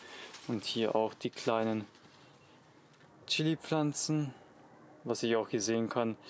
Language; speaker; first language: German; native; German